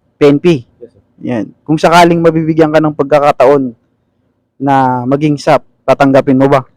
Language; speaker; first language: Filipino; non-native, local second language; Cebuano